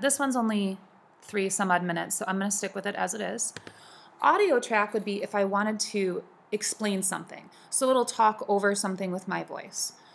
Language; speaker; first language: English; native; English